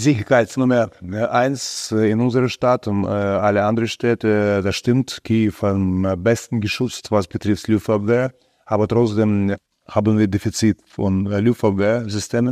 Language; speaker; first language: German; non-native, fluent; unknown